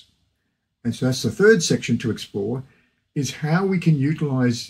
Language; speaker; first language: English; native; English